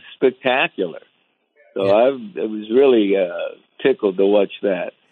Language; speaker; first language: English; native; English